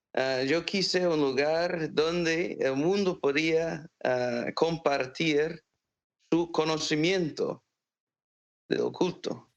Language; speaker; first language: Spanish; non-native, fluent; English